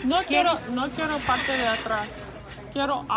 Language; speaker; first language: Spanish; non-native, learner; English